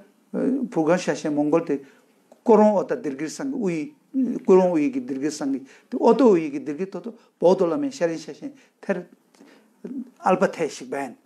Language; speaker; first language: Mongolian; non-native, fluent; Tibetan